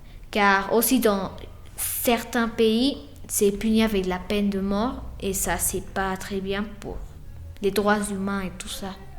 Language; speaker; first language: French; non-native, fluent; Spanish